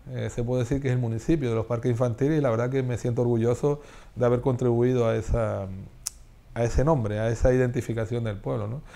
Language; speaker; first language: Spanish; native; Spanish